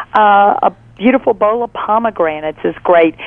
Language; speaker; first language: English; native; English